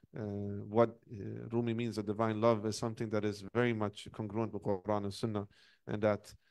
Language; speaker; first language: English; non-native, fluent; Persian